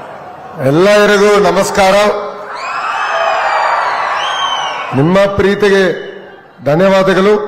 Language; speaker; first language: Kannada; non-native, learner; Telugu